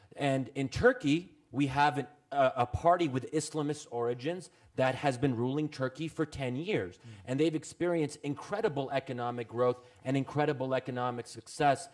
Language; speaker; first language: English; native; English